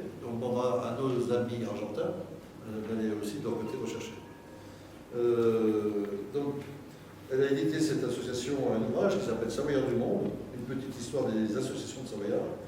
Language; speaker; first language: French; native; French